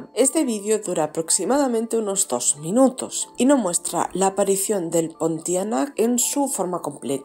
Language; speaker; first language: Spanish; native; Spanish